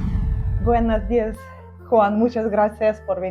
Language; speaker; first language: Spanish; non-native, learner; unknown